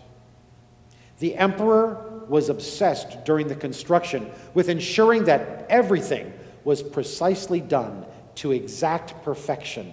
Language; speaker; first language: English; native; English